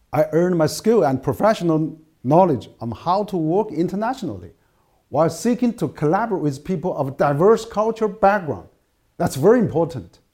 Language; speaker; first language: English; non-native, fluent; Chinese